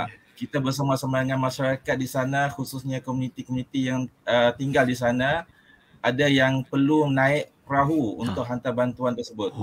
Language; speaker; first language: Malay; native; Malay